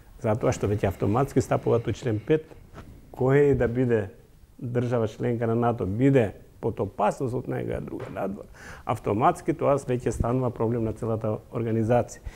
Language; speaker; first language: Macedonian; non-native, local second language; Albanian